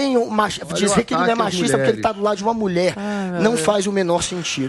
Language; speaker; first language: Portuguese; native; Portuguese